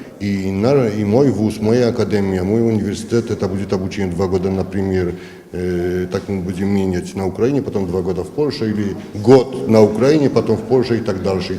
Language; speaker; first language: Russian; non-native, learner; Polish